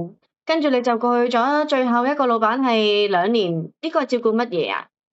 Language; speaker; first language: Cantonese; native; Cantonese